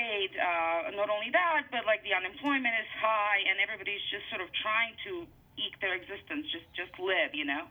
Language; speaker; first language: English; non-native, fluent; Bosnian